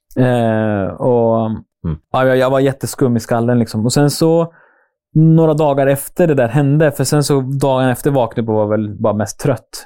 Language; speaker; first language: Swedish; native; Swedish